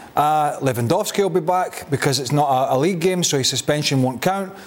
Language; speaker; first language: English; native; English